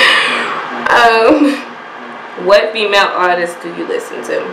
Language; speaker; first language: English; native; English